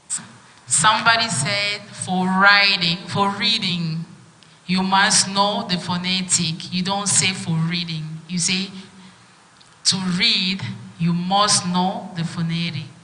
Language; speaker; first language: English; non-native, fluent; French